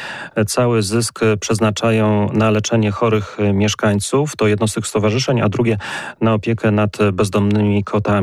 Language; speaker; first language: Polish; native; Polish